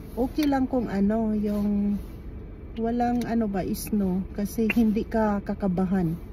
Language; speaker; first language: Filipino; non-native, local second language; Cebuano